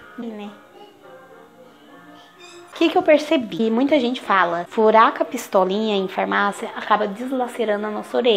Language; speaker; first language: Portuguese; native; Portuguese